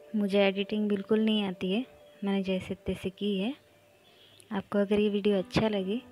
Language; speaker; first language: Hindi; non-native, local second language; Marathi